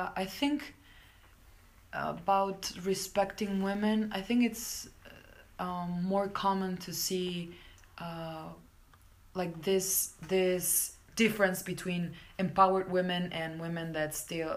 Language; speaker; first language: English; non-native, fluent; Spanish